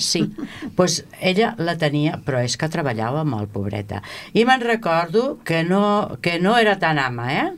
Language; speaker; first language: Catalan; native; Catalan